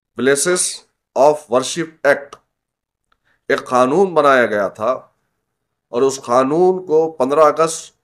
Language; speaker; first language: Urdu; native; Urdu